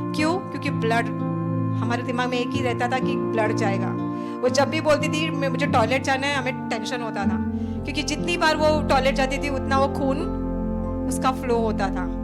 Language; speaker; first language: Hindi; non-native, local second language; Marathi